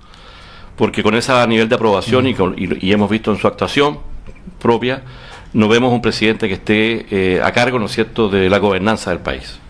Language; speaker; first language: Spanish; native; Spanish